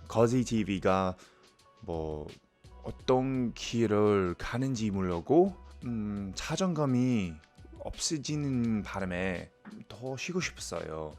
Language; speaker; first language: Korean; non-native, fluent; English